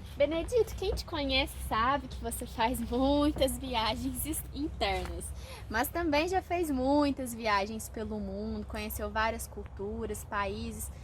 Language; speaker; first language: Portuguese; native; Portuguese